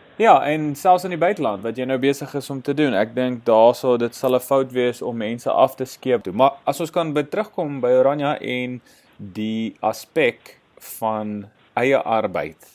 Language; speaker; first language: Afrikaans; native; Afrikaans